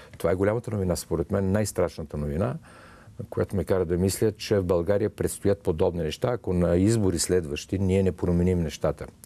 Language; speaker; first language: Bulgarian; native; Bulgarian